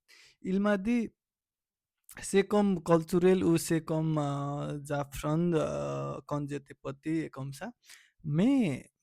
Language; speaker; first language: French; non-native, learner; Nepali